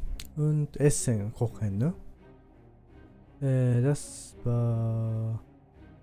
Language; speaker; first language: German; non-native, learner; Japanese